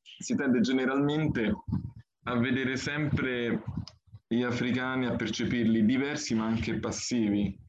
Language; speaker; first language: Italian; early bilingual, other home language; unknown